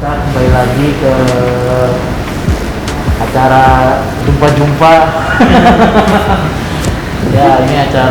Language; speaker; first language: Indonesian; native; Indonesian